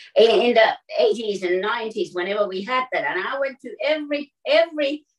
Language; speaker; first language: English; non-native, fluent; Finnish